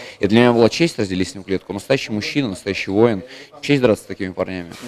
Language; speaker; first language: Russian; native; Russian